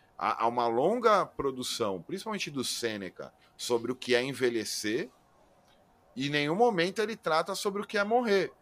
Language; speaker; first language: Portuguese; native; Portuguese